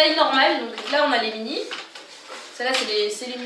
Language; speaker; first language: French; native; French